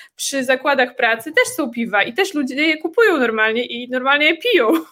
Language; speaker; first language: Polish; native; Polish